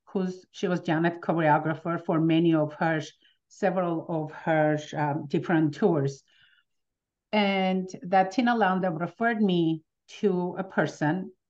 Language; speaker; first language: English; early bilingual, other home language; Armenian